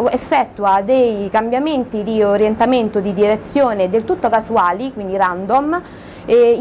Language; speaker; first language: Italian; native; Italian